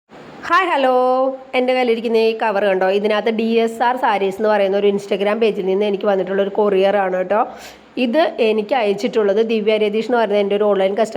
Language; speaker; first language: Malayalam; native; Malayalam